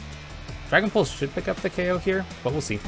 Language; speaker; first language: English; native; English